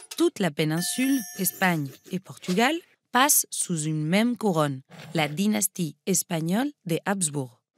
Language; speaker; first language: French; non-native, fluent; Spanish